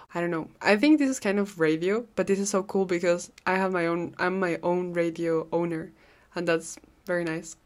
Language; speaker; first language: English; non-native, fluent; Spanish